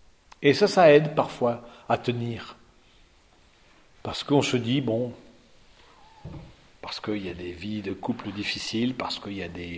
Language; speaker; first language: French; native; French